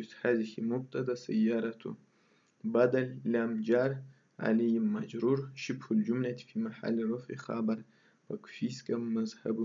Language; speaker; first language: Arabic; non-native, fluent; Russian